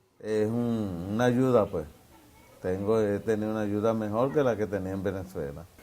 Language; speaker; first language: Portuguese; non-native, learner; Spanish